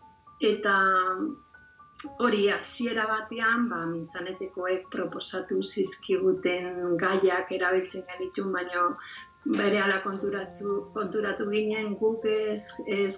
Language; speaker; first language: Basque; non-native, local second language; Spanish